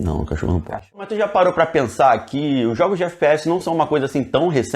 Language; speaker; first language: Portuguese; native; Portuguese